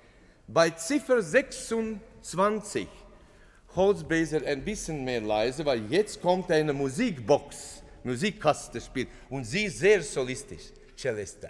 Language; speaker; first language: German; non-native, fluent; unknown